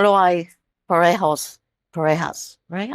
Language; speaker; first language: Spanish; non-native, learner; English